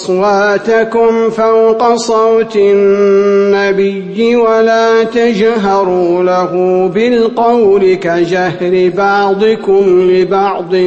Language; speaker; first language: Arabic; native; Arabic